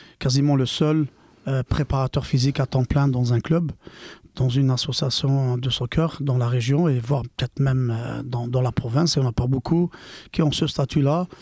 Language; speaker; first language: French; non-native, local second language; Arabic